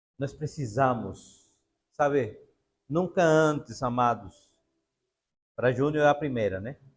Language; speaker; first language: Portuguese; non-native, fluent; Spanish